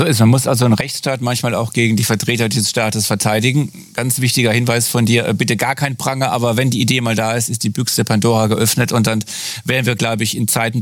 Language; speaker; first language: German; native; German